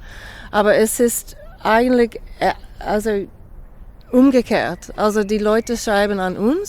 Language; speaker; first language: German; non-native, fluent; English